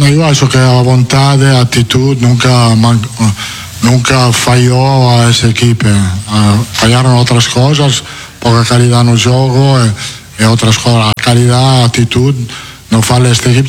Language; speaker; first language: Portuguese; non-native, fluent; Italian